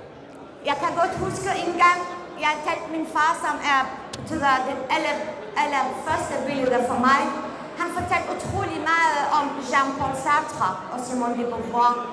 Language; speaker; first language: Danish; non-native, fluent; Central Kurdish